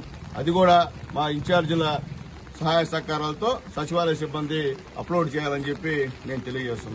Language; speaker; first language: Telugu; native; Telugu